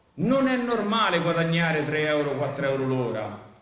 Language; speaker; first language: Italian; native; Italian